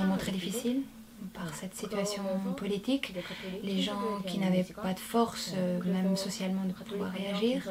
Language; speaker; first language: French; non-native, fluent; Korean